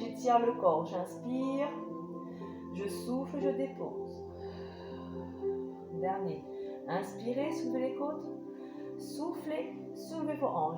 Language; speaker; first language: French; native; French